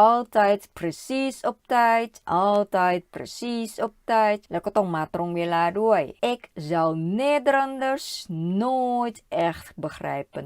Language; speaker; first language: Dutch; non-native, learner; Thai